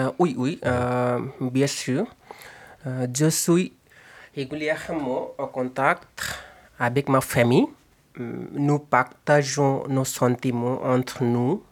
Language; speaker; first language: French; non-native, learner; Bangla